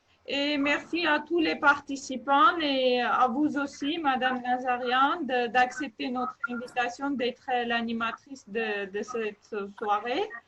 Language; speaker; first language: French; non-native, fluent; Armenian